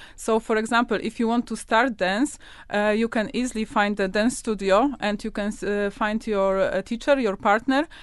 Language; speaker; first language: English; non-native, learner; Polish